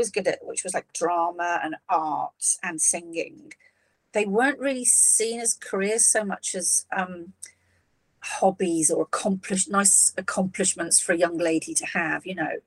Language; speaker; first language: English; native; English